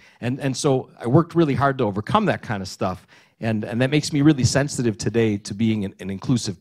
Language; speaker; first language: English; early bilingual, other home language; Greek